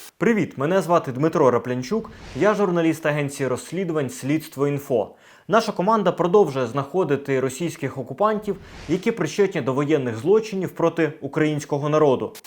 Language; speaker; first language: Ukrainian; native; Ukrainian